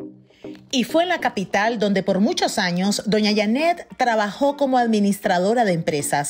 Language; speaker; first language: Spanish; native; Spanish